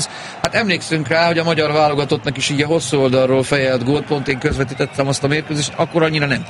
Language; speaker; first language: Hungarian; native; Hungarian